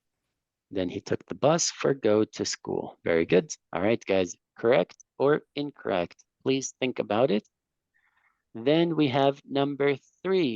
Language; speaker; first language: English; non-native, fluent; Spanish